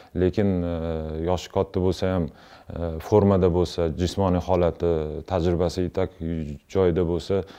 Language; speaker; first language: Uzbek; non-native, local second language; Russian